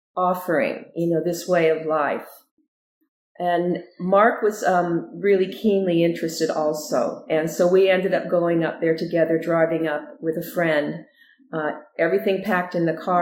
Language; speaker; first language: English; native; English